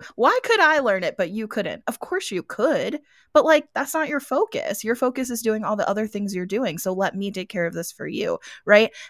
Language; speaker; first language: English; native; English